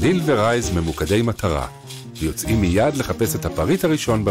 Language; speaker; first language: Hebrew; native; Hebrew